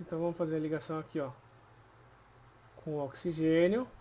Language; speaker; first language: Portuguese; native; Portuguese